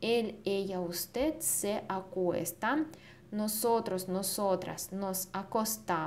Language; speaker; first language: Spanish; non-native, fluent; Russian